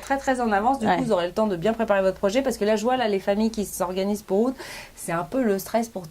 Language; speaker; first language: French; native; French